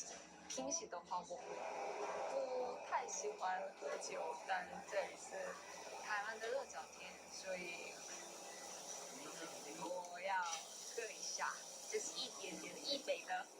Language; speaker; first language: Chinese; non-native, learner; Korean